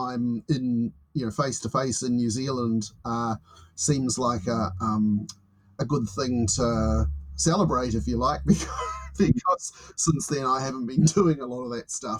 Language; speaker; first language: English; native; English